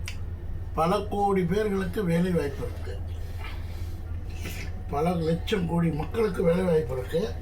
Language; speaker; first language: Tamil; native; Tamil